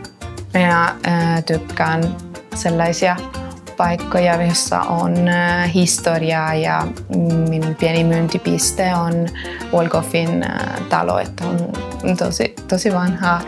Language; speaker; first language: Finnish; non-native, fluent; Italian